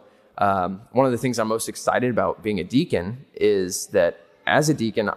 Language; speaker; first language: English; native; English